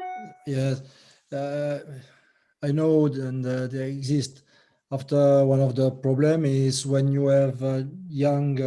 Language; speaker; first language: English; non-native, learner; French